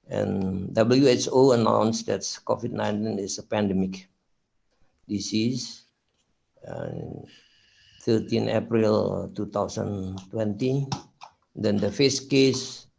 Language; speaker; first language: English; non-native, learner; Indonesian